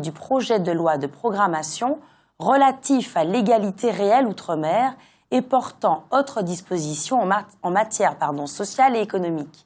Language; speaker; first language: French; native; French